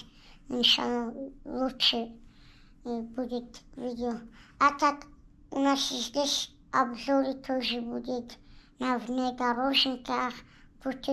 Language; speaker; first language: Russian; non-native, local second language; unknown